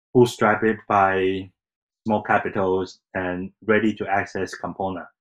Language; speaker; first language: English; non-native, fluent; Chinese